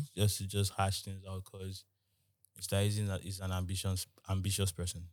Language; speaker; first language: English; non-native, local second language; Yoruba